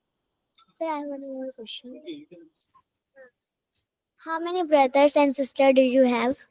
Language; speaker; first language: English; non-native, learner; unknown